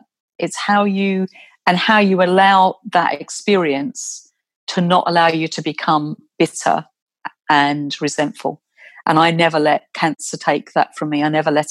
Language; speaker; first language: English; native; English